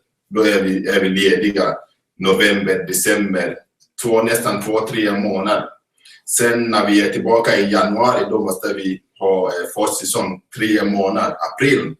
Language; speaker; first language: Swedish; non-native, fluent; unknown